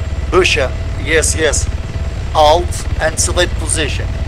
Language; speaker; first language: English; non-native, learner; Portuguese